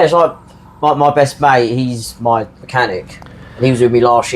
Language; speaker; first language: English; native; English